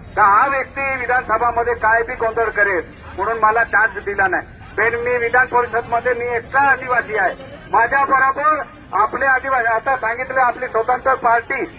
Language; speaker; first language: Marathi; non-native, local second language; Bhili